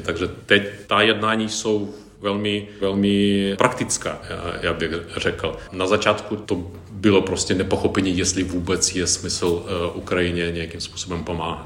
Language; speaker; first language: Czech; non-native, fluent; Ukrainian